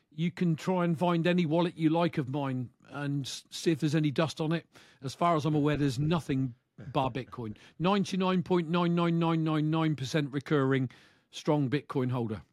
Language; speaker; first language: English; native; English